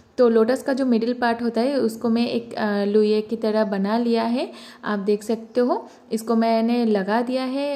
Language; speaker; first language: Hindi; non-native, local second language; Bangla